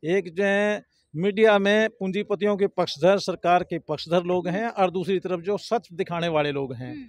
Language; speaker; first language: Hindi; native; Hindi